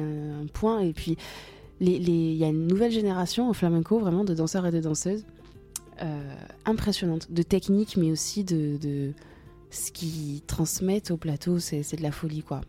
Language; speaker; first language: French; native; French